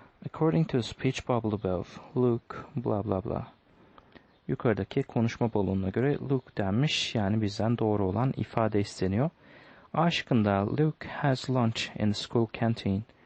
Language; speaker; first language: English; non-native, fluent; Turkish